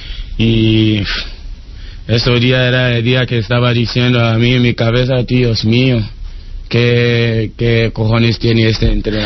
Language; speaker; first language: Spanish; non-native, learner; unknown